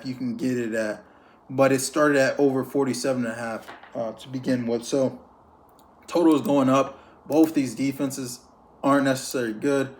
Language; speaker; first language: English; native; English